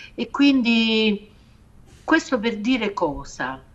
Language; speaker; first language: Italian; native; Italian